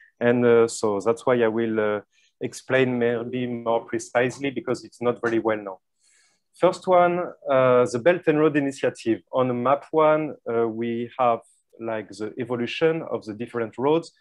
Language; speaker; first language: English; non-native, fluent; French